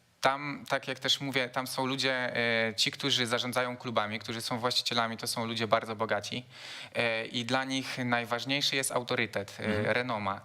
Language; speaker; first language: Polish; native; Polish